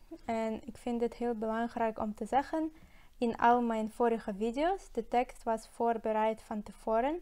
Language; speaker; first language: Dutch; non-native, learner; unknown